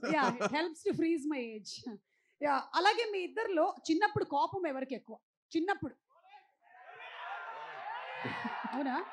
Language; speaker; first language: Telugu; native; Telugu